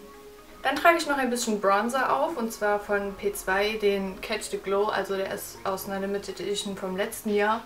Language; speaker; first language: German; native; German